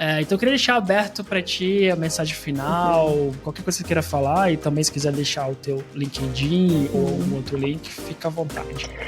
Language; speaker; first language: Portuguese; native; Portuguese